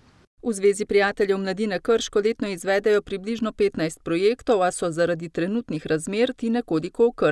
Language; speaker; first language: Slovenian; native; Slovenian